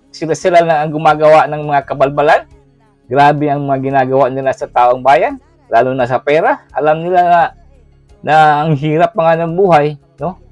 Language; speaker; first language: Filipino; non-native, local second language; Cebuano